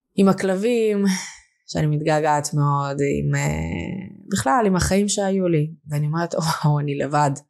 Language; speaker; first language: Hebrew; early bilingual, other home language; Russian